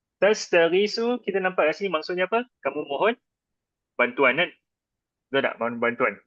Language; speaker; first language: Malay; native; Malay